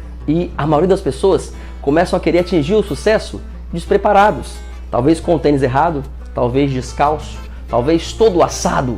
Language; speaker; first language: Portuguese; native; Portuguese